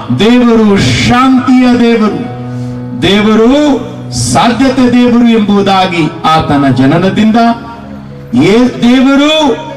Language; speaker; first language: Kannada; non-native, local second language; Urdu